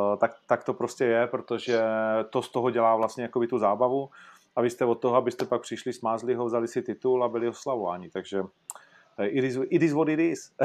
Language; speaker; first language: Czech; native; Czech